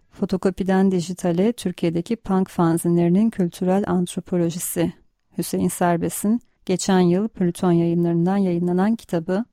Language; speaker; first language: Turkish; native; Turkish